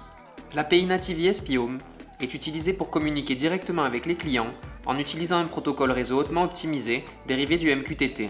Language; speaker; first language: French; native; French